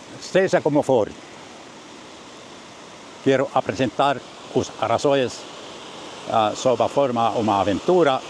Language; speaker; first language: Portuguese; non-native, learner; Finnish